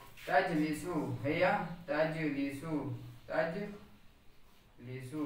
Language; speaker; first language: Arabic; non-native, fluent; Urdu